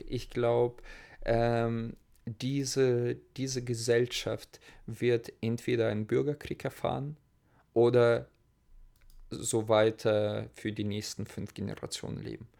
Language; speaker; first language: German; non-native, fluent; Russian